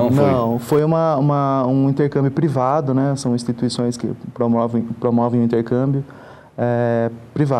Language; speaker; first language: Portuguese; native; Portuguese